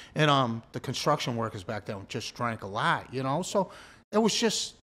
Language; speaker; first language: English; native; English